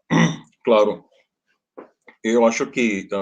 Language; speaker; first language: Portuguese; non-native, learner; Hindi